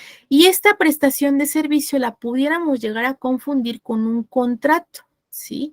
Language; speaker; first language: Spanish; native; Spanish